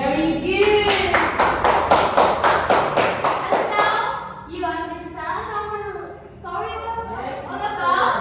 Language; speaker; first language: English; non-native, local second language; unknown